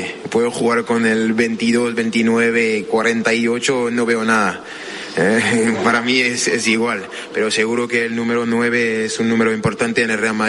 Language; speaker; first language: Spanish; non-native, fluent; French